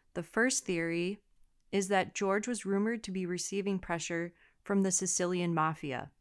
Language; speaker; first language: English; native; English